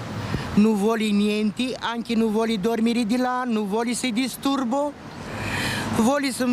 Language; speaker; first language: Italian; non-native, learner; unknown